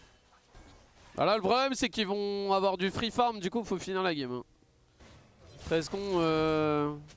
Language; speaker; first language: French; native; French